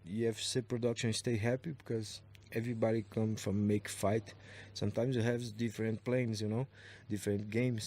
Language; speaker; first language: English; non-native, learner; Portuguese